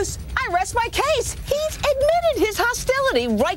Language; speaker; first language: English; native; English